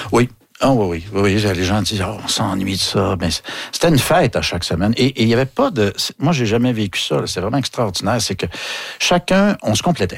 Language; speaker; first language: French; native; French